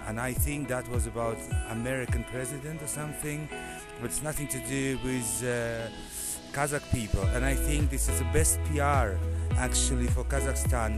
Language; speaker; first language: English; non-native, fluent; Russian